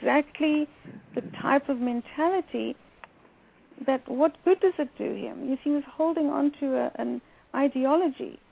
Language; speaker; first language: English; native; English